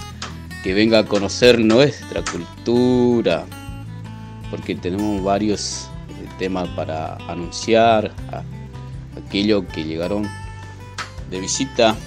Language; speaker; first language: Spanish; non-native, local second language; Guarani